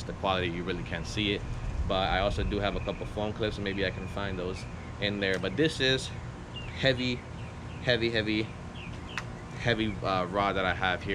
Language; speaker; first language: English; native; English